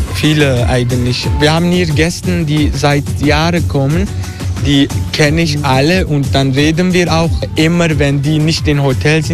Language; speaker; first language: German; non-native, learner; Turkish